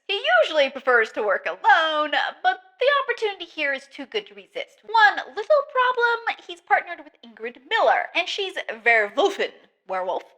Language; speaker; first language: English; native; English